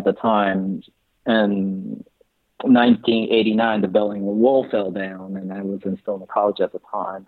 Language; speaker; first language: English; non-native, fluent; Japanese